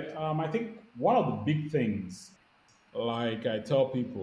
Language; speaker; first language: English; non-native, local second language; Igbo